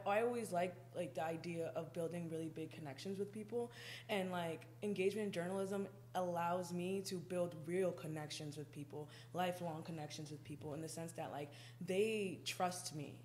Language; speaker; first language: English; native; English